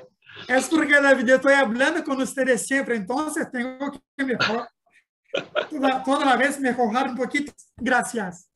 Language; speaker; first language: Spanish; non-native, learner; Portuguese